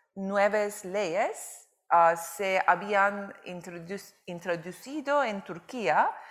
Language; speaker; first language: Spanish; non-native, learner; Turkish